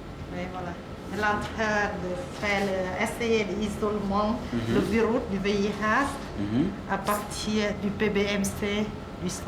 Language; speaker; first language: French; non-native, learner; Vietnamese